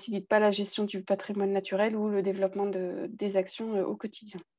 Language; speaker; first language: French; native; French